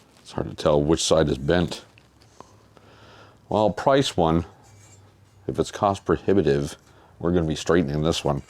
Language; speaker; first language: English; native; English